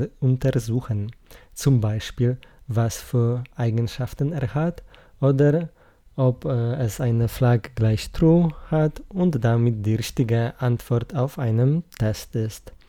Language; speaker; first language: German; non-native, learner; Polish